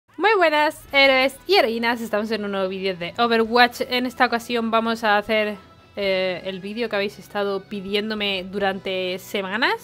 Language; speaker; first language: Spanish; native; Spanish